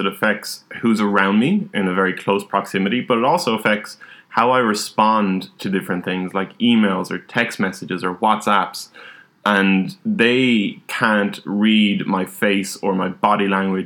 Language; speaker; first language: English; native; English